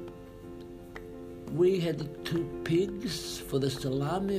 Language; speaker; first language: English; non-native, learner; Italian